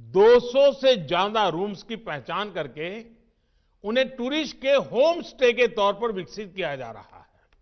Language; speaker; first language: Hindi; non-native, local second language; Gujarati